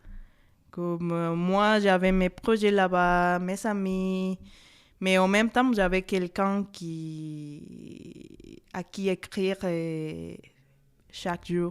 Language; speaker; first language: French; non-native, fluent; Spanish